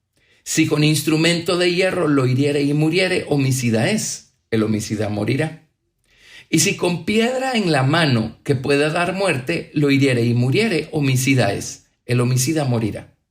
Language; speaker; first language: Spanish; native; Spanish